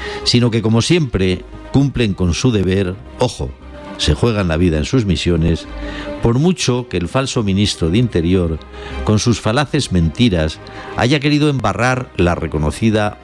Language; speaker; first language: Spanish; native; Spanish